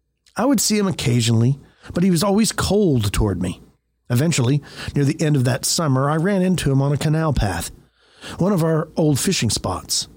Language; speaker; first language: English; native; English